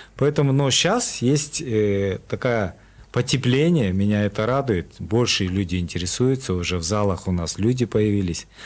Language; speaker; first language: Russian; non-native, local second language; Kyrgyz